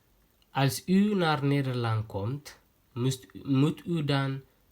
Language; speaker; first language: Dutch; non-native, learner; Tigrinya